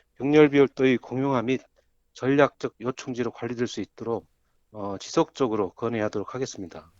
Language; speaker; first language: Korean; native; Korean